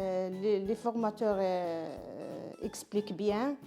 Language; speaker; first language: French; non-native, learner; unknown